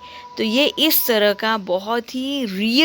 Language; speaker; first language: Hindi; native; Hindi